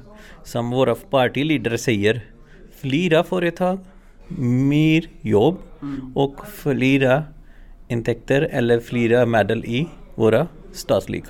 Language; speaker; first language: Swedish; non-native, fluent; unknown